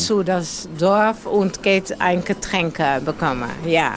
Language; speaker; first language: German; non-native, learner; Dutch